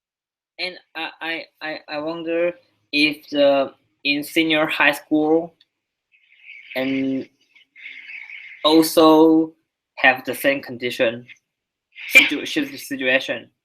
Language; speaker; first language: English; non-native, learner; Chinese